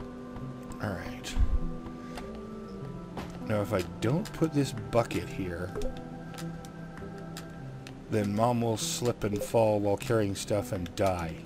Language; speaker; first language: English; native; English